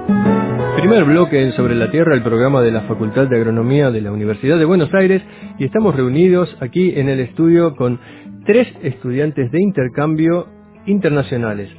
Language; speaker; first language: Spanish; native; Spanish